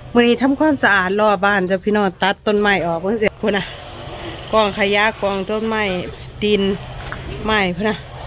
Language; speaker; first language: Thai; native; Thai